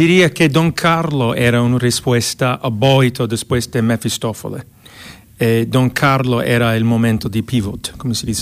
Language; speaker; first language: Spanish; non-native, fluent; English